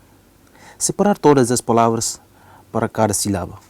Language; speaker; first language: Portuguese; non-native, learner; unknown